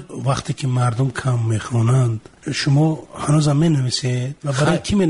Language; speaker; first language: Tajik; native; Tajik